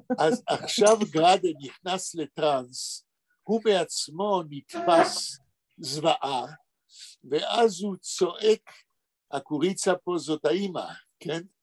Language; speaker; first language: Hebrew; non-native, fluent; Spanish